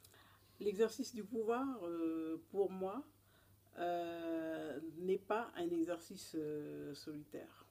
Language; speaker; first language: French; non-native, local second language; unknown